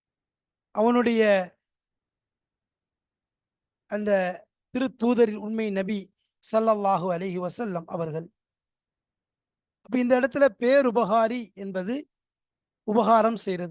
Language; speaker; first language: Tamil; native; Tamil